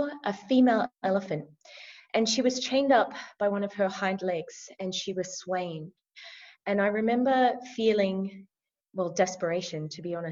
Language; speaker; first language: English; native; English